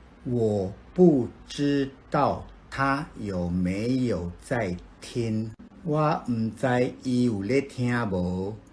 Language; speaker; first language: Chinese; non-native, fluent; Filipino